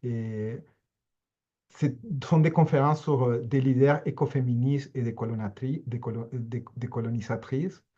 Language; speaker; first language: French; non-native, fluent; Spanish